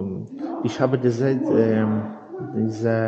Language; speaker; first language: German; non-native, learner; Polish